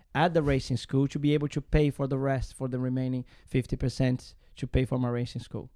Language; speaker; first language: English; non-native, learner; Portuguese